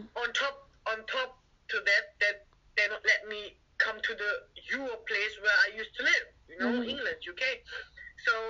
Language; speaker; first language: English; non-native, fluent; German